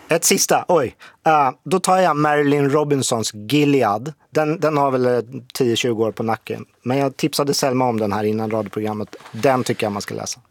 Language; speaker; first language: Swedish; native; Swedish